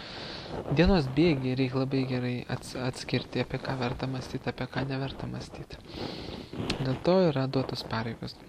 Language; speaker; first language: Lithuanian; native; Lithuanian